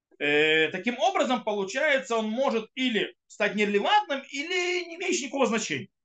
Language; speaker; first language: Russian; early bilingual, heritage; Russian